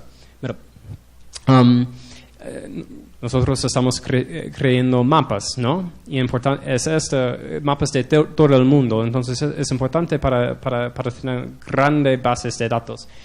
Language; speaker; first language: Spanish; non-native, learner; English